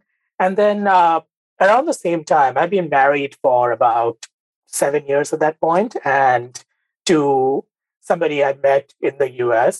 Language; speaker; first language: English; non-native, local second language; Bangla